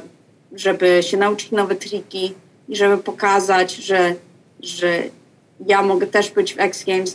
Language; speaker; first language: Polish; early bilingual, heritage; Polish